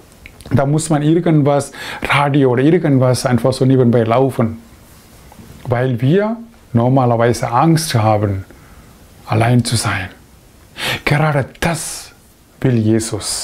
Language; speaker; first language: German; non-native, fluent; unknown